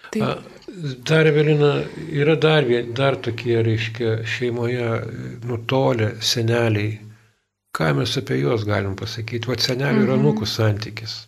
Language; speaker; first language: Lithuanian; native; Lithuanian